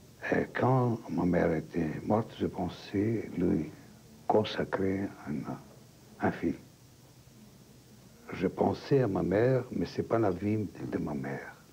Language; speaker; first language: French; non-native, fluent; Greek